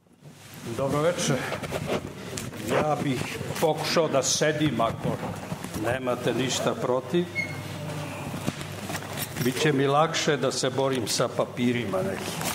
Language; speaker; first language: Serbian; native; Serbian